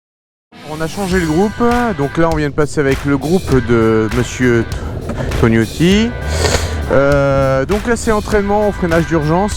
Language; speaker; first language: French; native; French